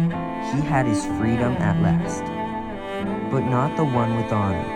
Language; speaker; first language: English; non-native, fluent; Chinese